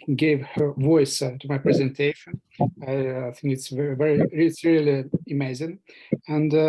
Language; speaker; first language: English; non-native, fluent; Russian